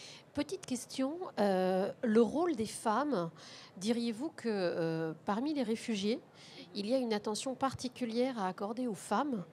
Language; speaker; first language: French; native; French